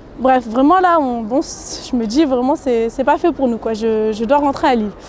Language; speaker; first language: French; early bilingual, other home language; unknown